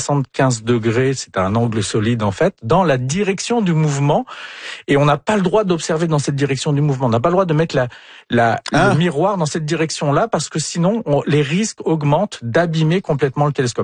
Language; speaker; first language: French; native; French